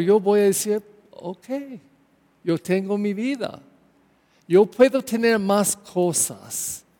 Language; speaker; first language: Spanish; non-native, learner; English